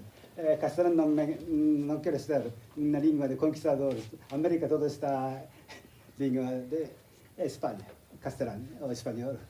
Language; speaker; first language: Galician; non-native, fluent; Japanese